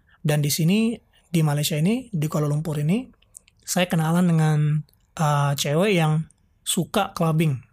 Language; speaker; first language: Indonesian; native; Indonesian